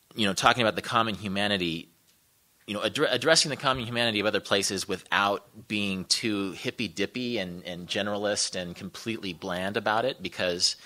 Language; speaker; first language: English; native; English